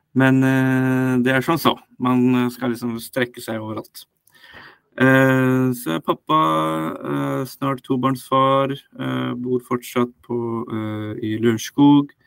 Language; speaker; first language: Norwegian; early bilingual, other home language; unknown